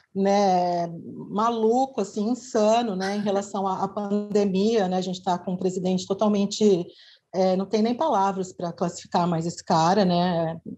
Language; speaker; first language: Portuguese; native; Portuguese